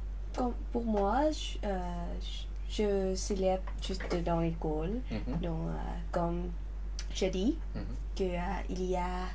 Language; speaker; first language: French; non-native, learner; Lao